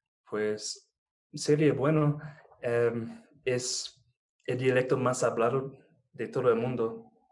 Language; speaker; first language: Spanish; non-native, fluent; English